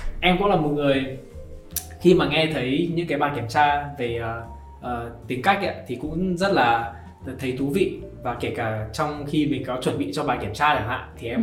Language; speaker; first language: Vietnamese; native; Vietnamese